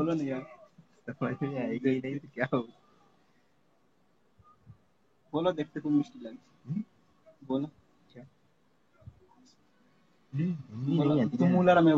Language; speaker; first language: Hindi; non-native, local second language; Bangla